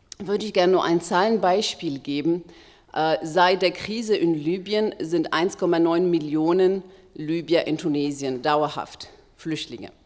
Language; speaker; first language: German; non-native, fluent; Arabic